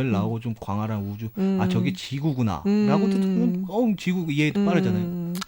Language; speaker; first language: Korean; native; Korean